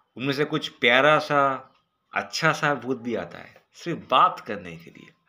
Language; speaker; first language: Hindi; non-native, local second language; Bangla